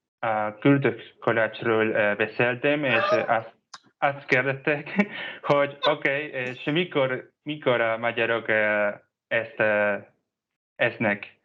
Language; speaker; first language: Hungarian; non-native, learner; Spanish